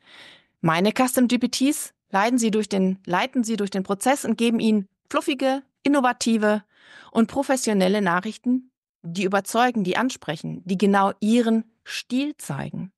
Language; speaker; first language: German; native; German